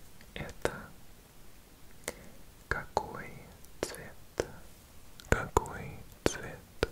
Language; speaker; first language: Russian; non-native, learner; Welsh